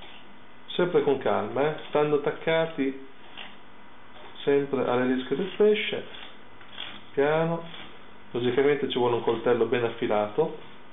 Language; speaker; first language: Italian; native; Italian